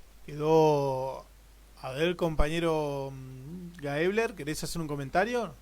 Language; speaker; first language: Spanish; native; Spanish